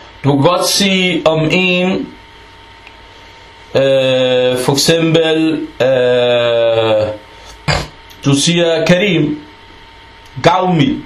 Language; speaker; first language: Danish; non-native, fluent; Arabic